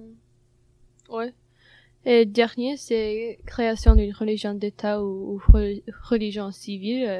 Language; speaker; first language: French; non-native, fluent; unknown